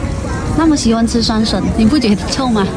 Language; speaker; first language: Chinese; native; Chinese